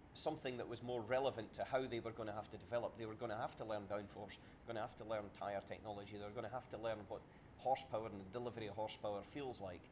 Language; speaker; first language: English; native; English